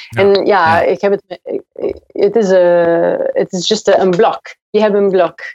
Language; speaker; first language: Dutch; non-native, learner; English